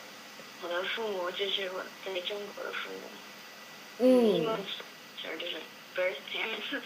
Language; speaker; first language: Chinese; non-native, learner; English